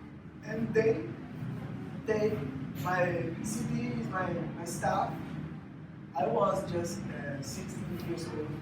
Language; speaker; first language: English; non-native, fluent; Portuguese